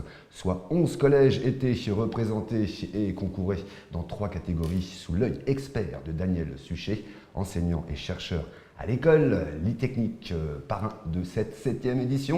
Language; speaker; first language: French; native; French